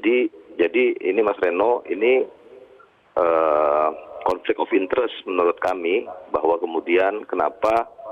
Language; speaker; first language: Indonesian; native; Indonesian